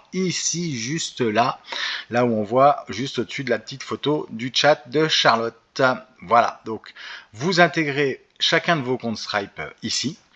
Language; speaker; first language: French; native; French